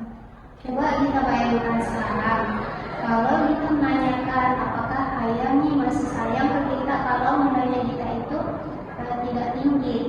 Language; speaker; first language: Indonesian; native; Indonesian